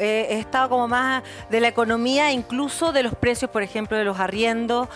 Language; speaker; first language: Spanish; native; Spanish